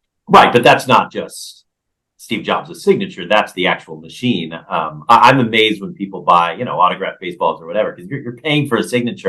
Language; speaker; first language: English; native; English